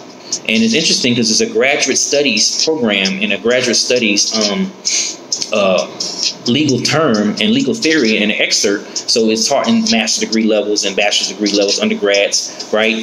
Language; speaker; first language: English; native; English